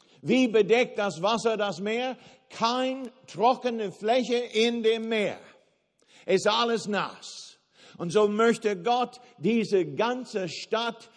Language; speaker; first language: German; non-native, fluent; English